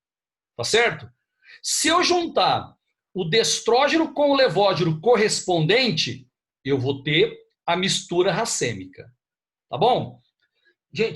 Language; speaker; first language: Portuguese; native; Portuguese